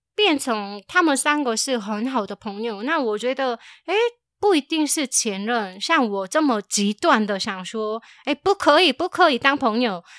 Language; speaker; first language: Chinese; non-native, fluent; Korean